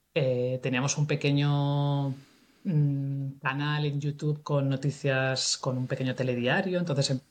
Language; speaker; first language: Spanish; native; Spanish